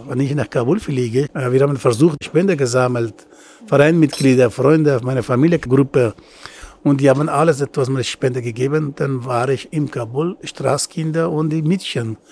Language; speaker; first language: German; non-native, learner; Persian